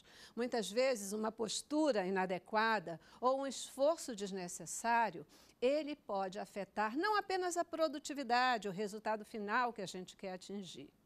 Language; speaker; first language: Portuguese; native; Portuguese